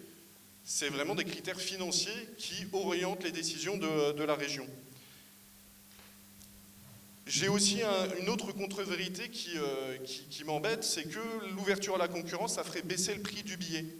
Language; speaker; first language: French; native; French